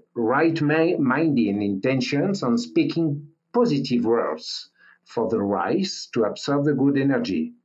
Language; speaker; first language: English; non-native, learner; French